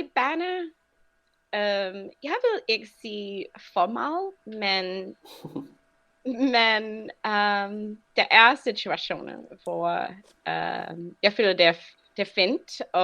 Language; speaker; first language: Danish; non-native, fluent; English